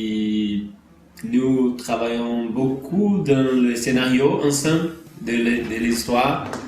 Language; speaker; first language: French; non-native, learner; Portuguese